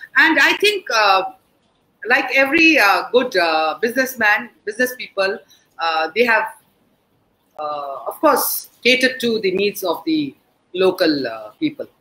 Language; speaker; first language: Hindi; non-native, local second language; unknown